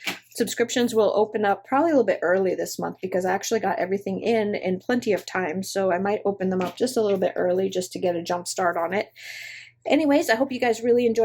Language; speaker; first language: English; native; English